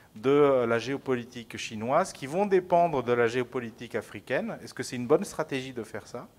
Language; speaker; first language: French; non-native, fluent; Spanish